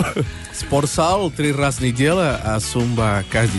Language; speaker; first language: Russian; non-native, learner; Spanish